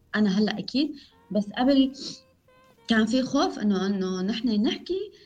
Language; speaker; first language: Arabic; non-native, local second language; Kurdish